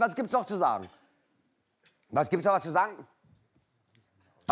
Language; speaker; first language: German; native; German